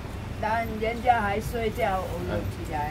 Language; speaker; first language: Chinese; non-native, local second language; Min Nan Chinese